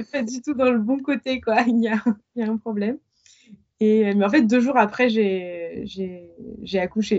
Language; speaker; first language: French; native; French